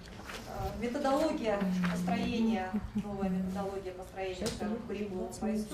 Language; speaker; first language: Russian; native; Russian